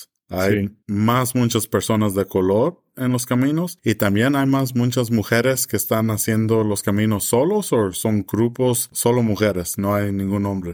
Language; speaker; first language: Spanish; early bilingual, heritage; English